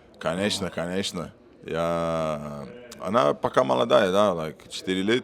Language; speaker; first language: Russian; non-native, learner; Portuguese